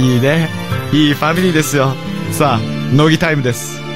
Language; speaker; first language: Japanese; early bilingual, heritage; Japanese